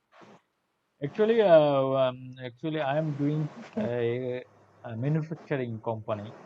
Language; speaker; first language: English; non-native, learner; Bangla